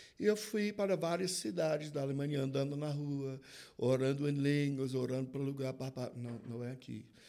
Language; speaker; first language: Portuguese; non-native, fluent; English